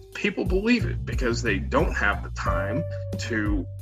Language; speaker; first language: English; native; English